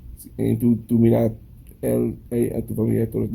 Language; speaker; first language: Spanish; non-native, learner; English